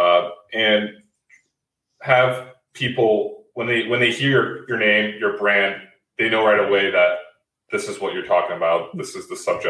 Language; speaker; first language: English; native; English